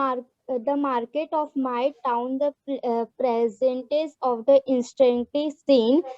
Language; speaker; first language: English; non-native, learner; Hindi